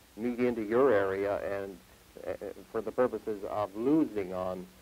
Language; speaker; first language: English; native; English